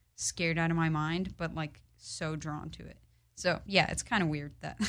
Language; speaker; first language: English; early bilingual, other home language; Polish